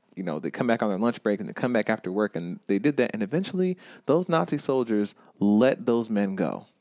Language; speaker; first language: English; native; English